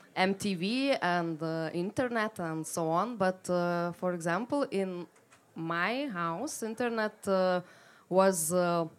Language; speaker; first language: English; non-native, fluent; Lithuanian